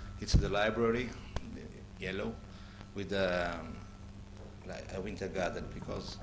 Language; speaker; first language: English; non-native, learner; Portuguese